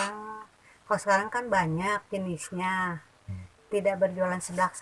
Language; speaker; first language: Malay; non-native, local second language; Sundanese